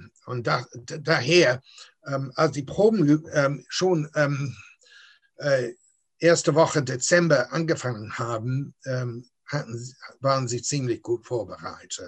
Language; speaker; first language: German; non-native, fluent; English